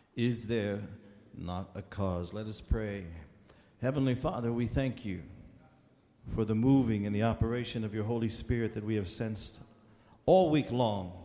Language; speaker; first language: English; native; English